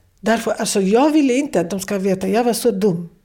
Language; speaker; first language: Swedish; non-native, fluent; Kurdish